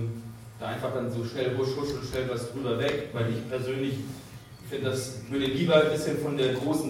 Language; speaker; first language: German; native; German